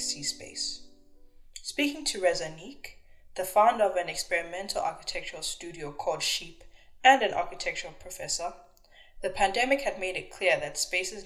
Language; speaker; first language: English; non-native, local second language; Akan